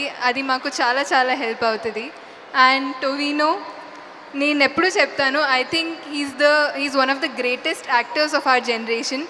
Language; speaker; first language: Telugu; non-native, fluent; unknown